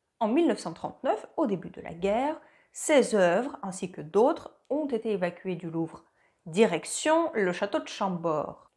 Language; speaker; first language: French; non-native, fluent; Russian